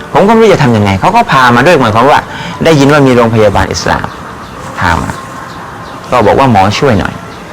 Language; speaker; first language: Thai; native; Thai